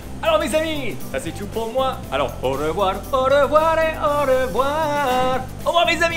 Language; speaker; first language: French; non-native, learner; English